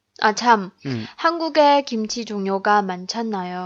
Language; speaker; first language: Korean; non-native, fluent; Chinese